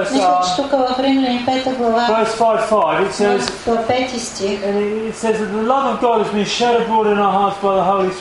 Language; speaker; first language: English; native; English